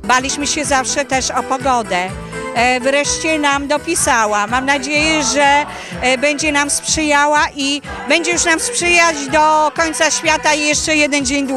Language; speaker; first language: Polish; native; Polish